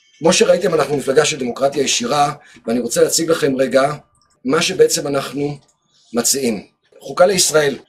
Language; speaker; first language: Hebrew; early bilingual, other home language; Georgian